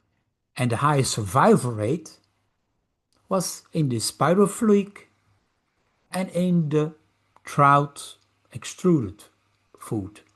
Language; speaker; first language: English; non-native, fluent; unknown